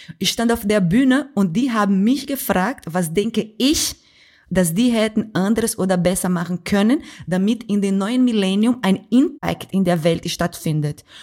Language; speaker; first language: German; non-native, fluent; Portuguese